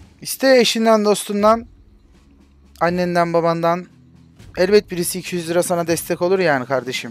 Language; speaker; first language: Turkish; native; Turkish